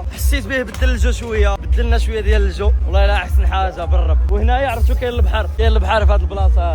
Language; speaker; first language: Arabic; native; Arabic